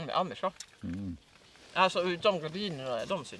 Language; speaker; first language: Swedish; native; Swedish